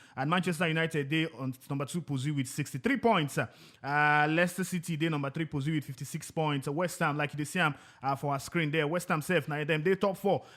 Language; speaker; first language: Nigerian Pidgin; non-native, local second language; Igbo